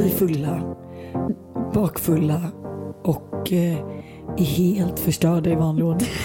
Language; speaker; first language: Swedish; native; Swedish